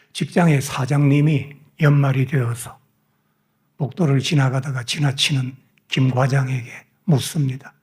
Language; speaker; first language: Korean; native; Korean